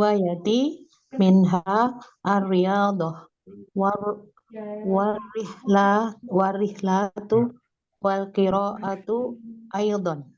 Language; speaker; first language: Arabic; non-native, learner; Indonesian